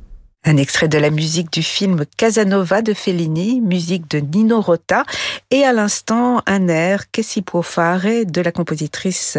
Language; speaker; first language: French; native; French